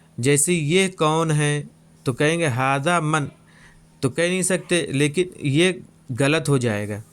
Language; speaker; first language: Urdu; native; Urdu